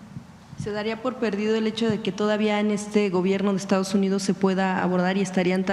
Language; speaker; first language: Spanish; native; Spanish